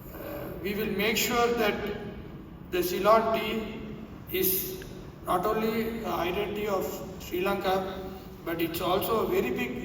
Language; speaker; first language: English; non-native, local second language; Tamil